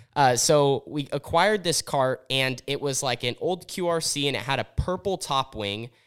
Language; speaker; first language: English; native; English